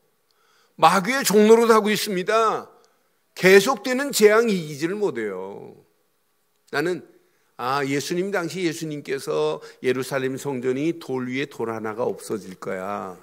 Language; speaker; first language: Korean; native; Korean